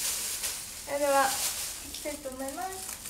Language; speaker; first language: Japanese; native; Japanese